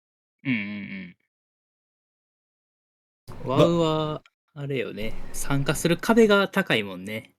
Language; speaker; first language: Japanese; native; Japanese